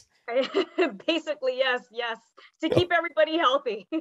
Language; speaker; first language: English; native; English